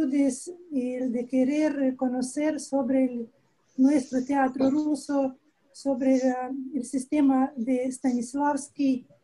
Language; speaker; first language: Spanish; non-native, fluent; Russian